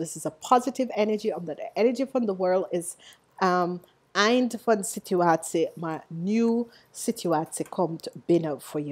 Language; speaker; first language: Dutch; non-native, learner; English